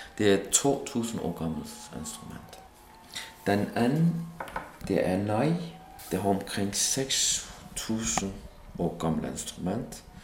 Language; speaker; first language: Danish; non-native, fluent; Kurdish